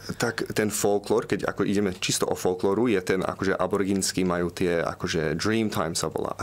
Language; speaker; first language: Slovak; early bilingual, heritage; Slovak